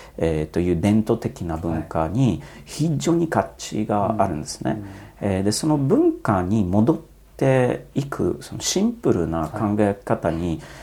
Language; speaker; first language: Japanese; non-native, fluent; Polish